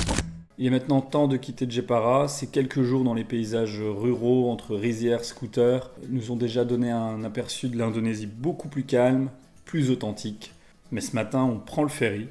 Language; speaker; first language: French; native; French